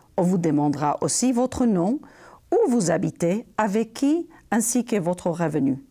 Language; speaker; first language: French; non-native, fluent; Spanish